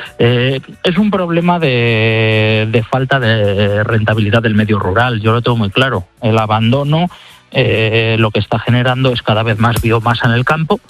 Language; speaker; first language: Spanish; native; Spanish